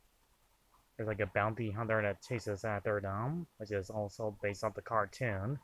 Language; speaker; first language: English; native; English